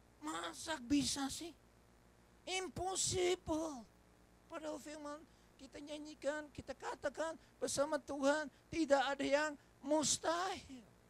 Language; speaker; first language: Indonesian; non-native, fluent; English